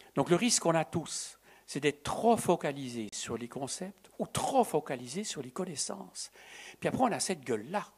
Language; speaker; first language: French; native; French